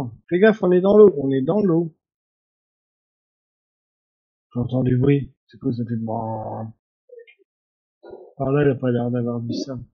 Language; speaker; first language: French; native; French